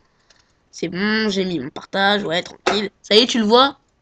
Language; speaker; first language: French; native; French